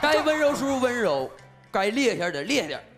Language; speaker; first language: Chinese; native; Chinese